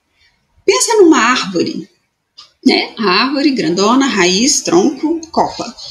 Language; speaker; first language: Portuguese; native; Portuguese